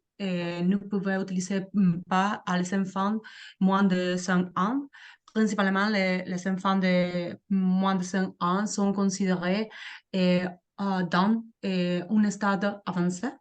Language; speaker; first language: French; non-native, learner; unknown